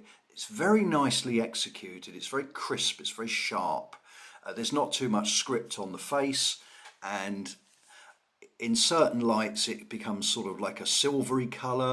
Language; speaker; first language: English; native; English